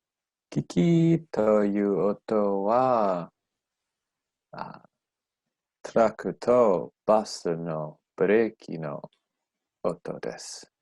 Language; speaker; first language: Japanese; non-native, learner; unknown